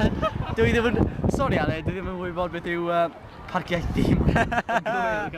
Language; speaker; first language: Welsh; non-native, local second language; English